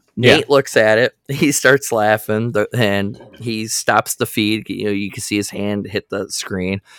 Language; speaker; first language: English; native; English